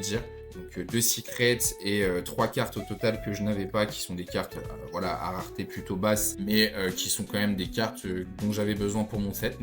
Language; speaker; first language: French; native; French